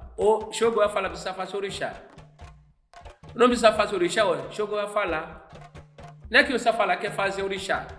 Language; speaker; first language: Portuguese; non-native, learner; Yoruba